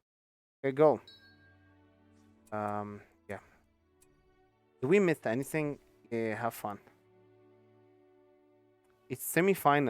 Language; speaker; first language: English; non-native, fluent; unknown